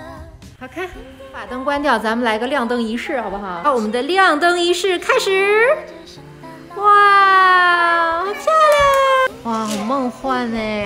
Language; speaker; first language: Chinese; native; Chinese